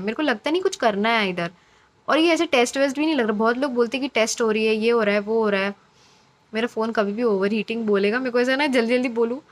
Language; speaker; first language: Hindi; non-native, local second language; Marathi